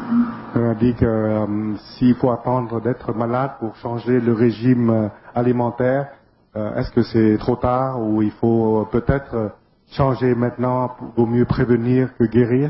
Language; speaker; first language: French; non-native, fluent; Vietnamese